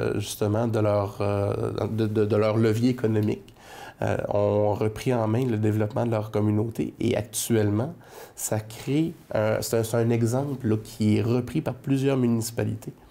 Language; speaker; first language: French; native; French